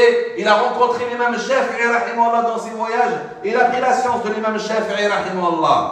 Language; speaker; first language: French; non-native, fluent; Arabic